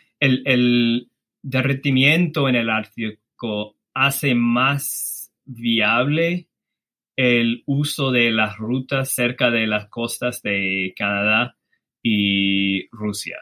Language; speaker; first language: Spanish; non-native, fluent; English